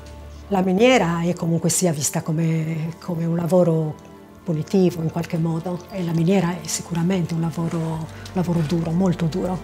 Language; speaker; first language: Italian; native; Italian